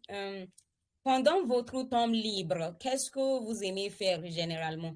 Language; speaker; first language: French; non-native, fluent; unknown